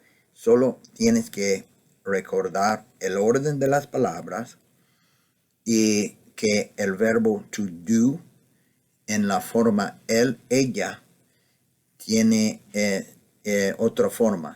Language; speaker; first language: Spanish; non-native, fluent; English